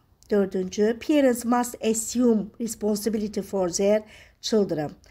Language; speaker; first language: English; non-native, fluent; Azerbaijani